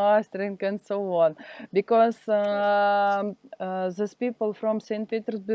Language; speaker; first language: English; non-native, learner; Russian